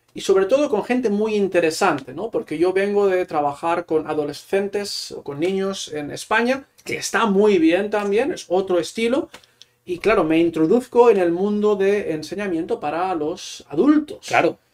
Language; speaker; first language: Spanish; non-native, local second language; Catalan